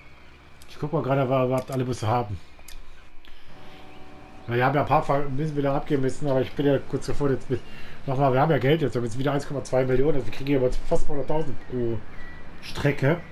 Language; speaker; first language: German; native; German